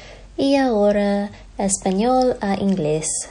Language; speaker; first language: Spanish; non-native, learner; English